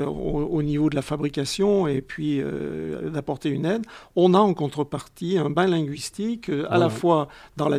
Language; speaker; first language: French; native; French